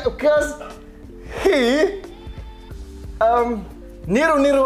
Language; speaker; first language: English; non-native, learner; Indonesian